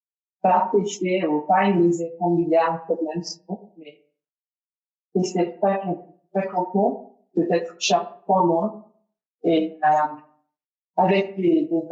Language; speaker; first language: French; non-native, fluent; English